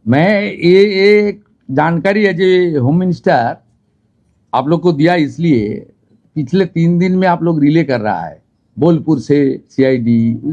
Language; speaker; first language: Hindi; non-native, local second language; Bangla